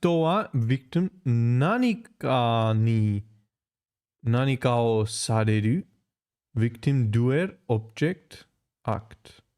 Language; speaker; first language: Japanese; non-native, learner; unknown